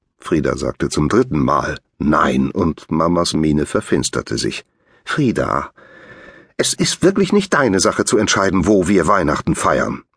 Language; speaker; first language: German; native; German